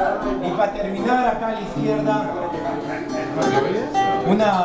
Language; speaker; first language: Spanish; early bilingual, heritage; Spanish